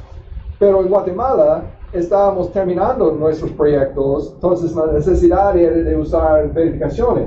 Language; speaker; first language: Spanish; non-native, fluent; English